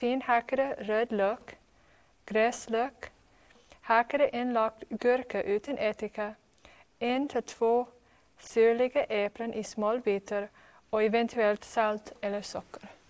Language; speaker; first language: Swedish; non-native, fluent; English